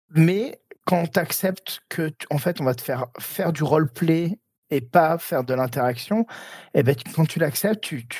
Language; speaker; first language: French; native; French